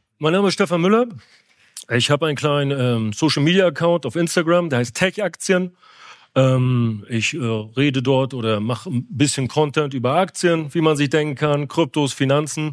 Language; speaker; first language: German; native; German